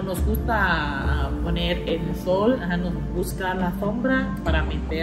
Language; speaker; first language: Spanish; non-native, learner; Thai